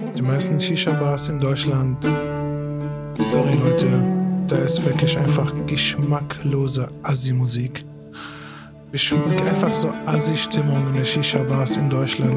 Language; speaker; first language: German; non-native, fluent; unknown